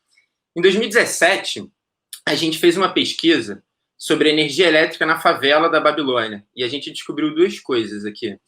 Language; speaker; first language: Portuguese; native; Portuguese